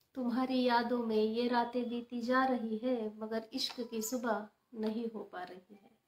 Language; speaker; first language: Hindi; non-native, local second language; Marathi